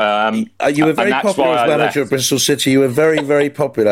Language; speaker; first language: English; native; English